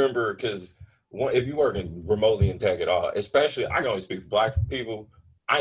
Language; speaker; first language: English; native; English